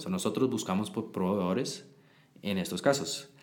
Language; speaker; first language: Spanish; non-native, learner; English